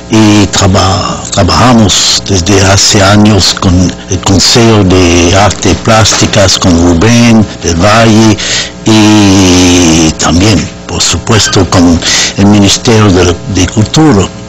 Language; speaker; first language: Spanish; non-native, learner; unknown